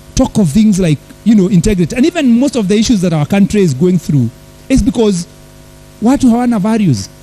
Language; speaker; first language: English; non-native, local second language; Swahili